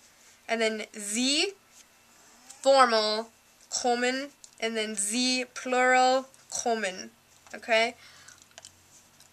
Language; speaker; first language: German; non-native, learner; English